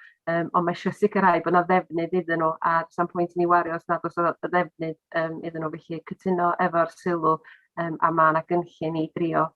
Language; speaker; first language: Welsh; native; Welsh